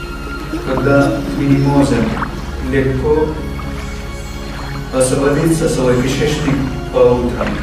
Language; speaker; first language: Russian; non-native, learner; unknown